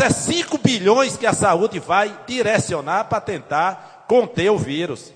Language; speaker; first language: Portuguese; native; Portuguese